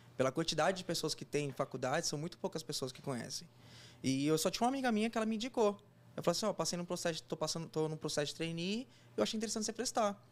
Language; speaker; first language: Portuguese; native; Portuguese